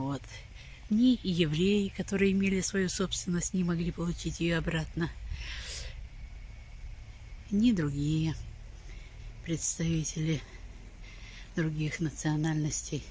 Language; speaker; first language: Russian; native; Russian